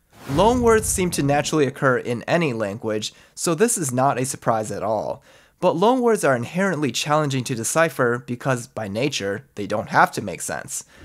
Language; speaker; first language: English; early bilingual, other home language; Chinese